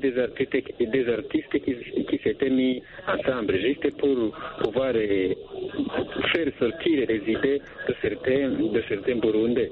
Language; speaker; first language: French; non-native, local second language; Rundi